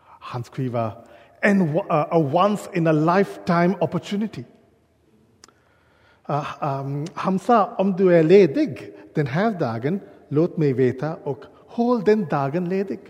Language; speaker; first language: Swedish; non-native, learner; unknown